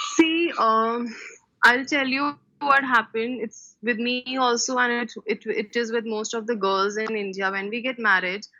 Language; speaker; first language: English; non-native, local second language; Hindi